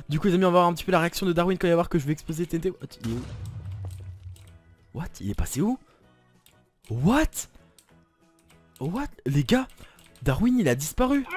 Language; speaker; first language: French; native; French